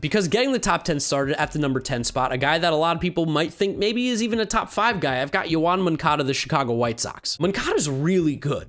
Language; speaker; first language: English; native; English